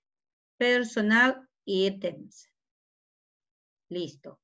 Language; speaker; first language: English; non-native, fluent; Spanish